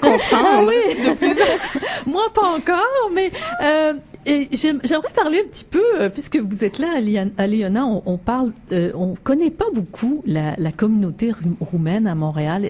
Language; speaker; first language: French; native; French